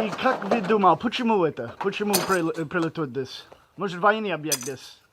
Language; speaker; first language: Russian; non-native, learner; English